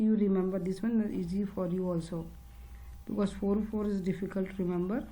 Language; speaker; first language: English; non-native, local second language; Hindi